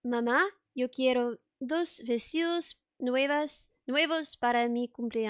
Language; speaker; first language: Spanish; non-native, learner; English